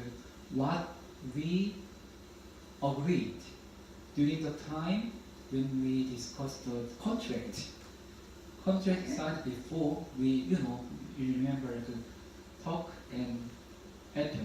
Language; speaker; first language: English; non-native, learner; Korean